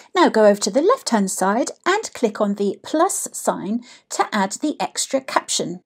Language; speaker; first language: English; native; English